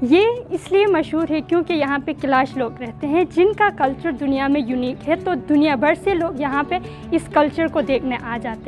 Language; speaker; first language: Hindi; non-native, local second language; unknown